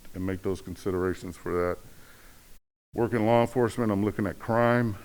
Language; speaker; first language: English; native; English